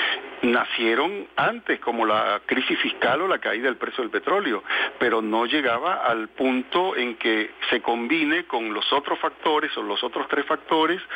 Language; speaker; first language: Spanish; native; Spanish